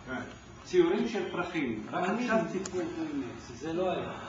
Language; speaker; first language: Hebrew; non-native, fluent; Ladino